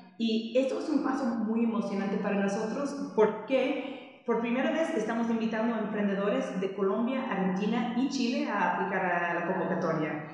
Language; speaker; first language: Spanish; non-native, fluent; English